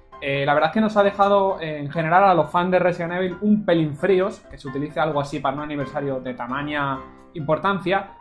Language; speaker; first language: Spanish; native; Spanish